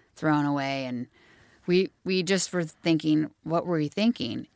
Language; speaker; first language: English; native; English